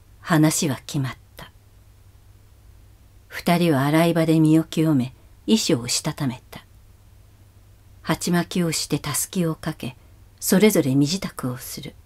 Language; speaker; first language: Japanese; native; Japanese